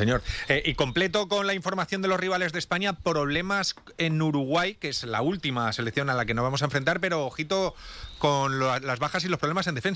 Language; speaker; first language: Spanish; native; Spanish